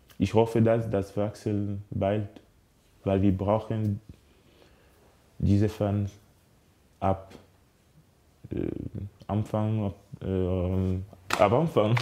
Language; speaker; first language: German; non-native, learner; French